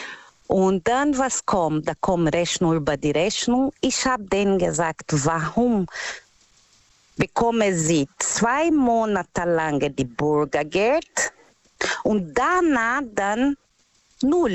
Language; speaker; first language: German; non-native, learner; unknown